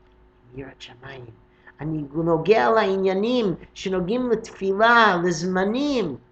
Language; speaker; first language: Hebrew; non-native, fluent; English